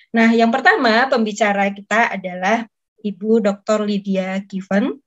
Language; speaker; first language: Indonesian; native; Indonesian